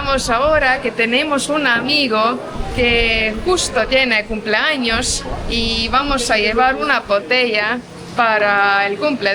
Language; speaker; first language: Spanish; non-native, fluent; Estonian